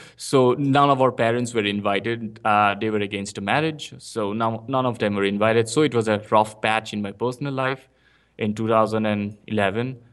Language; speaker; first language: English; non-native, local second language; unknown